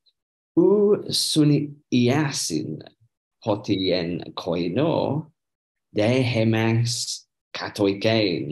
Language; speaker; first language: Greek; non-native, learner; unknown